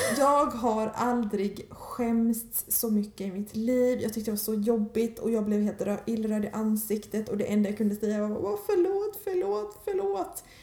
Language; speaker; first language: Swedish; early bilingual, other home language; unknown